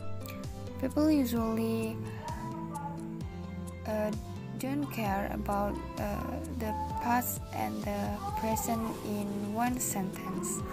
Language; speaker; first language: English; non-native, learner; Indonesian